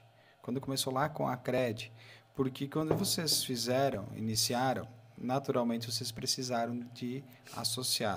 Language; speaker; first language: Portuguese; native; Portuguese